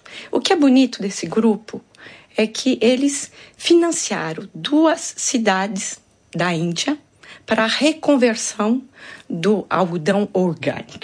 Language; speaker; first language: Portuguese; non-native, fluent; French